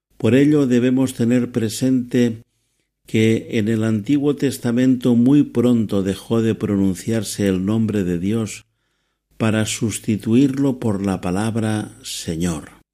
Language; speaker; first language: Spanish; native; Spanish